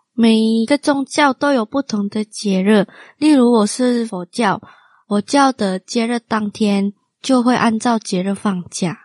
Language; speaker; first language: Chinese; non-native, fluent; Min Nan Chinese